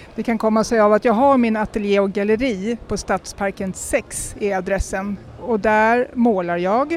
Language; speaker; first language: Swedish; native; Swedish